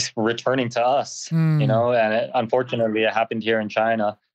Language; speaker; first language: English; native; English